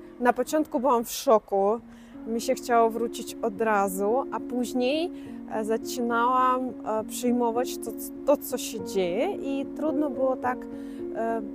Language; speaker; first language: Polish; non-native, fluent; Russian